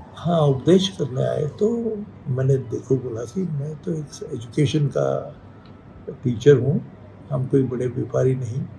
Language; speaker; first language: Hindi; non-native, local second language; Marathi